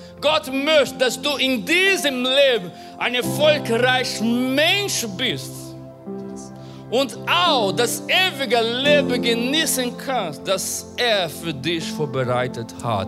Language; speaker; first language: German; non-native, fluent; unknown